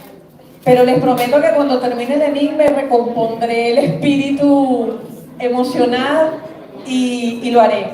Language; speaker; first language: Spanish; native; Spanish